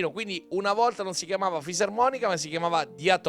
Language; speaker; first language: Italian; native; Italian